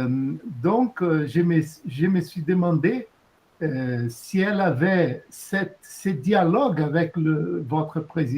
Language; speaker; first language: French; non-native, fluent; Portuguese